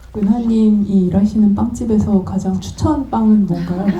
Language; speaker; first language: Korean; native; Korean